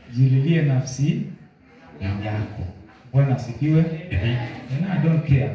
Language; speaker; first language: Swahili; native; Swahili